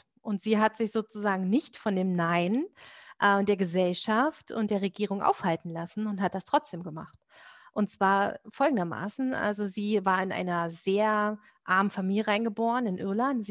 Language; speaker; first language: German; native; German